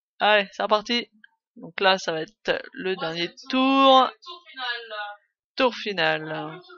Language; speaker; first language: French; native; French